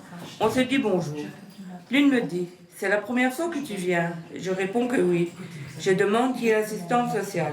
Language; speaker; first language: French; native; French